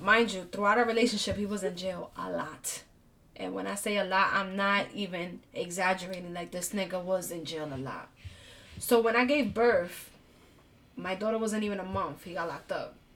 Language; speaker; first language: English; early bilingual, other home language; Spanish